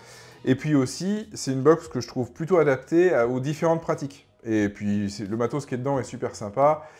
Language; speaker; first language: French; native; French